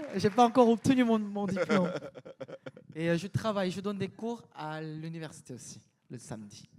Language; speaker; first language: French; non-native, fluent; Korean